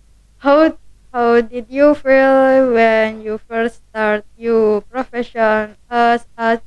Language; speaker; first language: English; non-native, learner; Indonesian